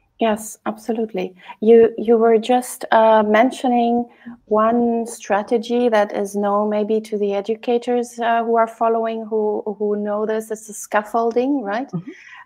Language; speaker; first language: English; non-native, fluent; German